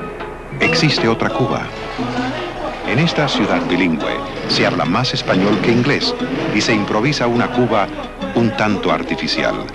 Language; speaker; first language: Spanish; native; Spanish